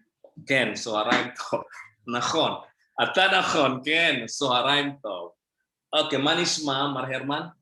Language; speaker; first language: Hebrew; non-native, fluent; Indonesian